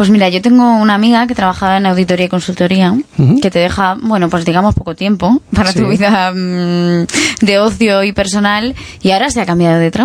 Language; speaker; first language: Spanish; native; Spanish